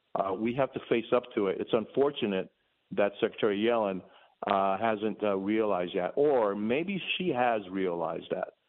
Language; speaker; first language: English; early bilingual, other home language; Spanish